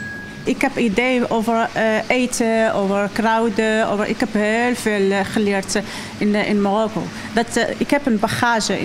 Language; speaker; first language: Dutch; non-native, learner; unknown